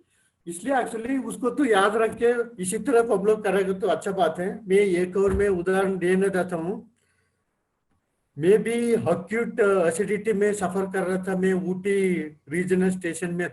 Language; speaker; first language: Hindi; non-native, local second language; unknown